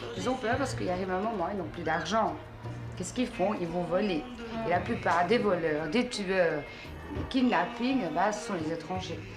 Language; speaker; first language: French; native; French